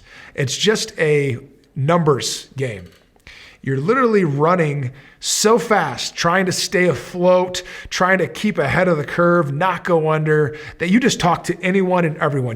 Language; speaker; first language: English; native; English